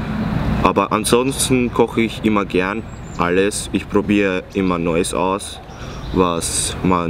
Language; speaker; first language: German; non-native, fluent; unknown